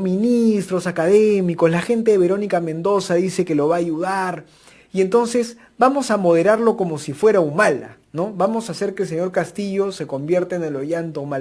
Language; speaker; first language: Spanish; native; Spanish